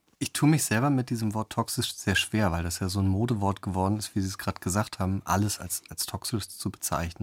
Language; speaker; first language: German; native; German